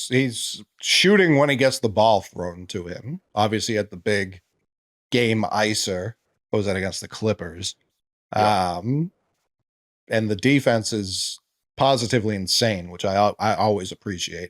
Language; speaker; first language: English; native; English